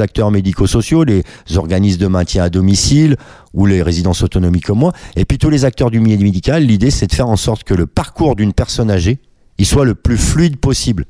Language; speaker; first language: French; native; French